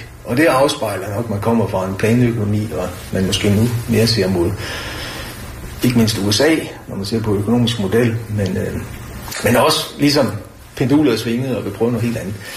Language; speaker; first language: Danish; native; Danish